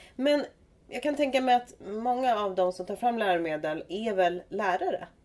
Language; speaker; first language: Swedish; native; Swedish